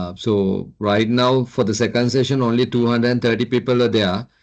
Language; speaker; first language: English; non-native, local second language; Sinhala